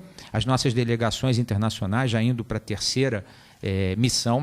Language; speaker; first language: Portuguese; native; Portuguese